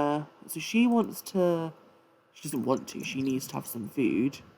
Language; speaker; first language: English; native; English